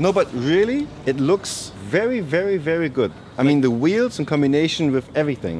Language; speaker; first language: English; non-native, fluent; German